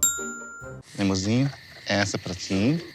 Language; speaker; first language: Portuguese; non-native, learner; English